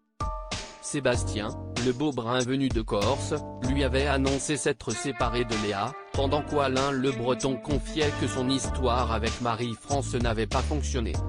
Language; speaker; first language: French; native; French